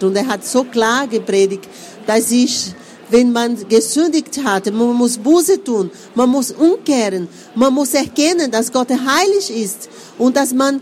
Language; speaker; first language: German; non-native, fluent; Portuguese